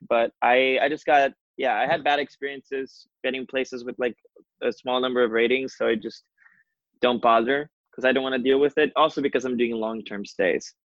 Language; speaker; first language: English; non-native, fluent; Portuguese